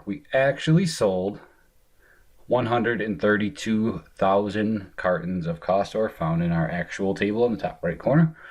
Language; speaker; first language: English; native; English